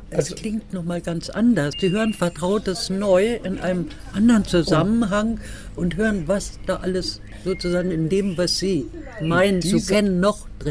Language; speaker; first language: German; native; German